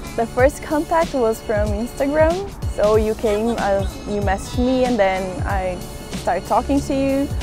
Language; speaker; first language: English; non-native, fluent; Portuguese